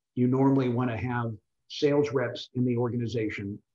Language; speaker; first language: English; native; English